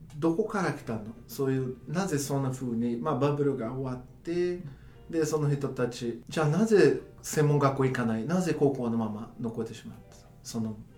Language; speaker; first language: Japanese; non-native, fluent; Portuguese